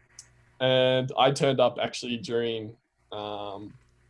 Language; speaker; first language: English; native; English